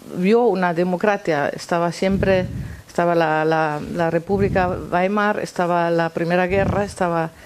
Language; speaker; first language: Spanish; non-native, fluent; German